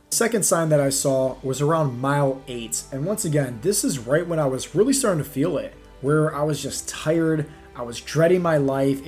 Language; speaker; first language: English; native; English